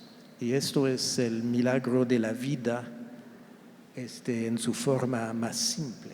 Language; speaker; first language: Spanish; non-native, fluent; French